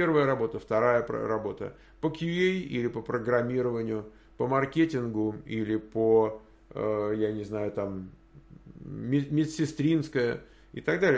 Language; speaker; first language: Russian; native; Russian